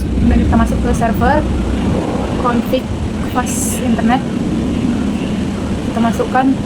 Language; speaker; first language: Indonesian; native; Indonesian